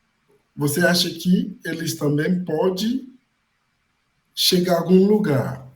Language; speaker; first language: Portuguese; non-native, fluent; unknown